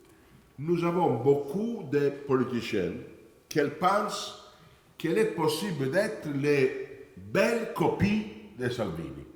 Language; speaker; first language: French; non-native, fluent; Italian